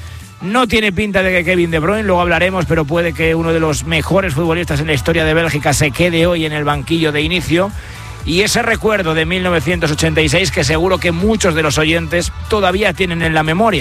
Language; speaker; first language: Spanish; native; Spanish